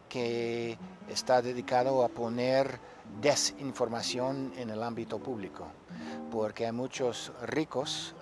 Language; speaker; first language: Spanish; non-native, fluent; English